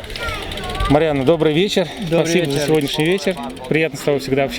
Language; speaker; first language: Russian; native; Russian